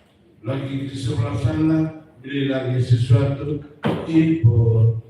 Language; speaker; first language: Indonesian; non-native, fluent; German